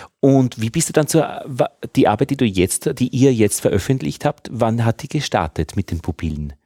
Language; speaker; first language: German; native; German